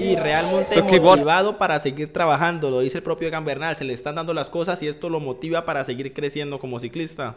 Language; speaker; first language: Spanish; native; Spanish